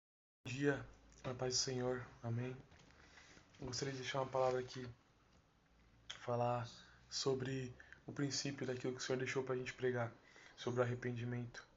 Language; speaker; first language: Portuguese; native; Portuguese